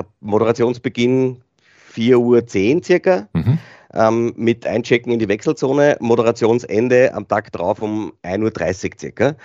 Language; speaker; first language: German; native; German